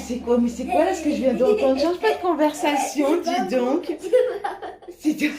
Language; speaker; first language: French; native; French